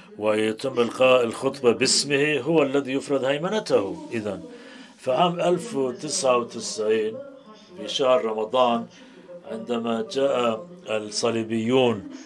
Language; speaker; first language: Arabic; non-native, fluent; Turkish